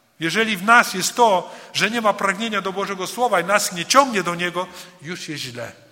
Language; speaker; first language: Polish; early bilingual, heritage; Polish